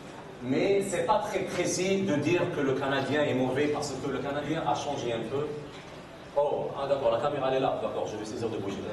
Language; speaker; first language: French; non-native, fluent; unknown